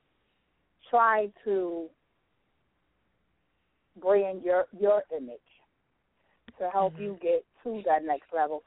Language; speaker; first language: English; native; English